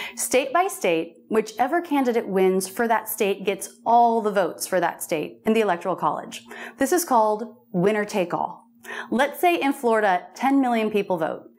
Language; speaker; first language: English; native; English